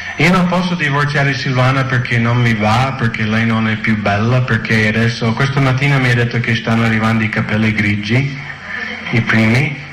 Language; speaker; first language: Italian; non-native, fluent; English